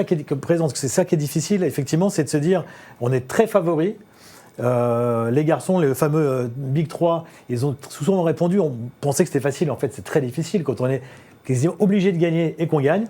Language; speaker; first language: French; native; French